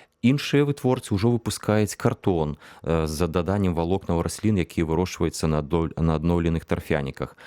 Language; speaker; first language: Belarusian; non-native, local second language; Russian